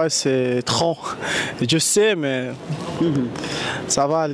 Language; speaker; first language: French; non-native, learner; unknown